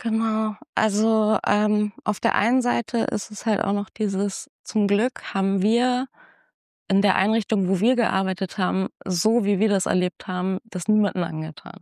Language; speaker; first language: German; native; German